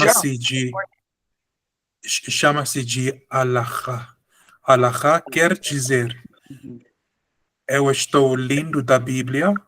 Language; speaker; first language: Portuguese; non-native, fluent; Spanish